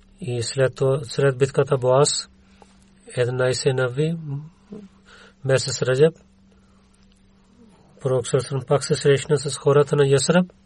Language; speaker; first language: Bulgarian; non-native, learner; Urdu